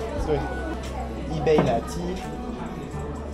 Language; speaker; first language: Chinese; non-native, learner; French